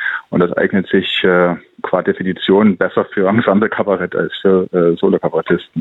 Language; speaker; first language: German; native; German